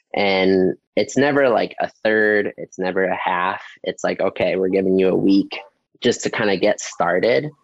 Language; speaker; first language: English; native; English